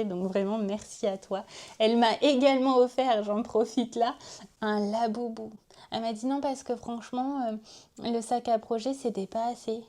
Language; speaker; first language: French; native; French